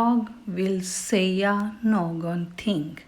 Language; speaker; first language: Swedish; non-native, fluent; Urdu